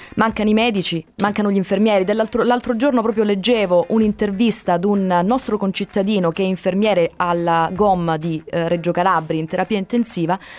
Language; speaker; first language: Italian; native; Italian